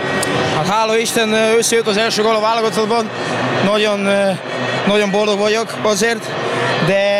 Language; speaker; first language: Hungarian; non-native, learner; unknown